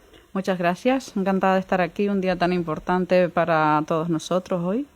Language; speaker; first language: Spanish; native; Spanish